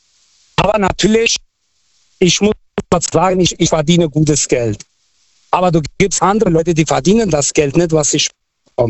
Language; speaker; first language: German; non-native, fluent; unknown